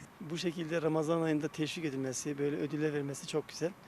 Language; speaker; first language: Turkish; native; Turkish